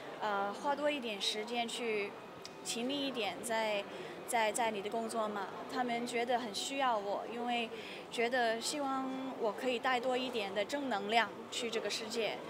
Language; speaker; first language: Chinese; early bilingual, heritage; Cantonese